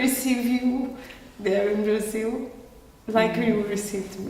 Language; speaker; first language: English; non-native, fluent; Portuguese